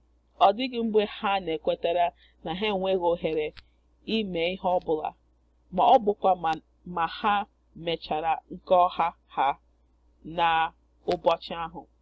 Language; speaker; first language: Igbo; non-native, learner; English